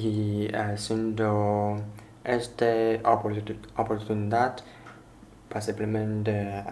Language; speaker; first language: Spanish; non-native, learner; Chinese